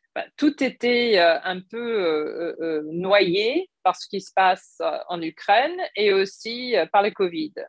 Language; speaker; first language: French; non-native, fluent; English